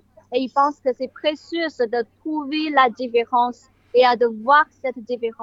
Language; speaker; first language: French; non-native, learner; Chinese